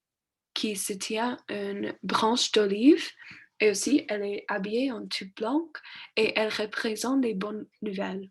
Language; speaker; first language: French; non-native, learner; English